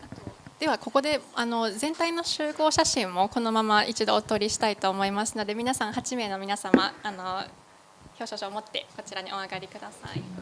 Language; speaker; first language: Japanese; native; Japanese